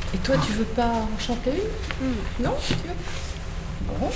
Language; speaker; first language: French; native; French